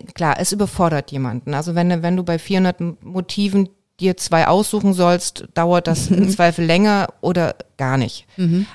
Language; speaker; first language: German; native; German